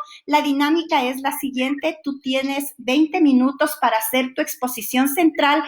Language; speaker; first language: Spanish; native; Spanish